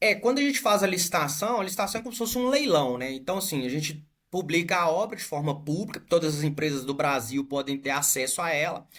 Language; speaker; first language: Portuguese; native; Portuguese